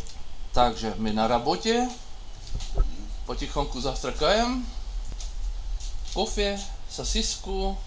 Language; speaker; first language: Russian; early bilingual, heritage; Russian